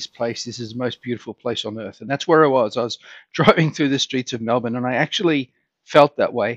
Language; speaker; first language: English; native; English